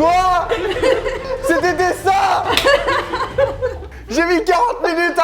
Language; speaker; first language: French; native; French